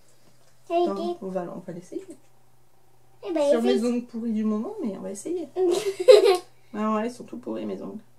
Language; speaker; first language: French; native; French